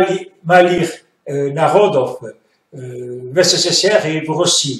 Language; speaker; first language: Russian; non-native, fluent; French